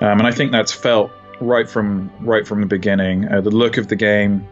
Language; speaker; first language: English; native; English